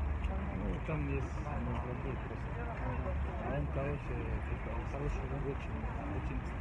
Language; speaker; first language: Russian; non-native, learner; Lingala